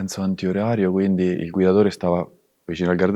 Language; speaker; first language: Italian; native; Italian